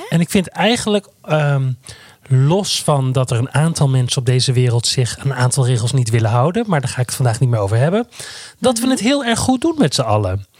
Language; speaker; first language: Dutch; native; Dutch